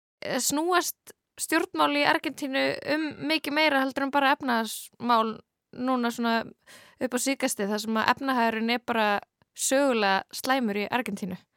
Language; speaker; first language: Icelandic; native; Icelandic